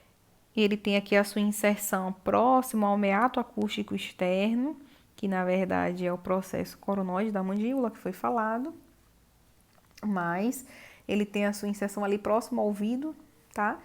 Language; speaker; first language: Portuguese; native; Portuguese